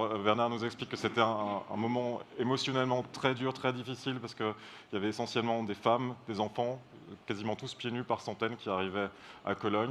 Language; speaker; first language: French; native; French